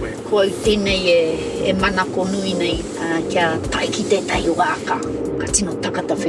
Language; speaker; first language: Māori; non-native, local second language; English